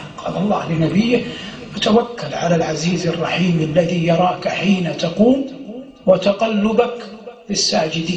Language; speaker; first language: Arabic; native; Arabic